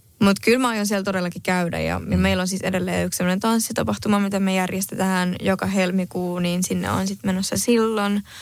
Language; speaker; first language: Finnish; early bilingual, heritage; Spanish